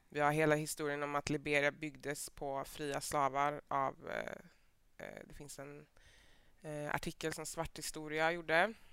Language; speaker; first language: Swedish; native; Swedish